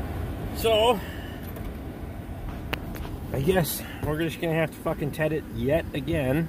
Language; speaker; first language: English; native; English